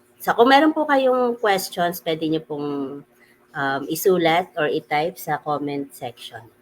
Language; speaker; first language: Filipino; native; Filipino